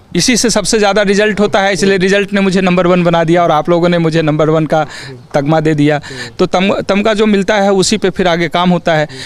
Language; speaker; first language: Hindi; native; Hindi